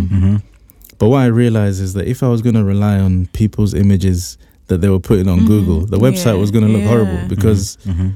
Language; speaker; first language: English; native; English